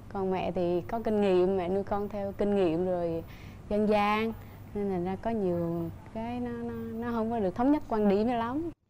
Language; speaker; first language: Vietnamese; native; Vietnamese